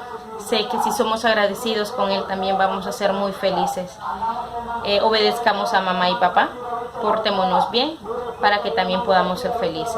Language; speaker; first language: Spanish; native; Spanish